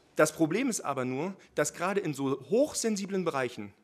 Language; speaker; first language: German; native; German